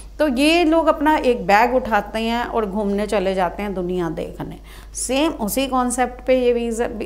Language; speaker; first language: Hindi; non-native, local second language; Punjabi